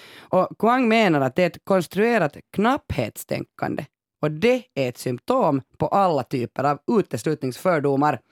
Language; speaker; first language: Swedish; native; Swedish